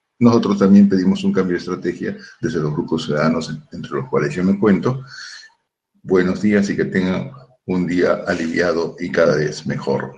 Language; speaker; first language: Spanish; native; Spanish